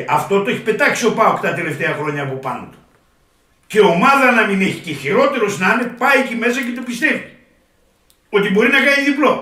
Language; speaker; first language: Greek; native; Greek